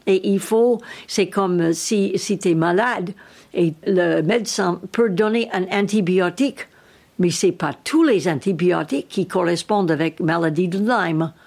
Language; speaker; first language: French; non-native, learner; English